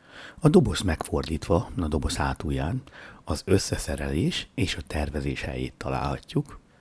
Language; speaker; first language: Hungarian; native; Hungarian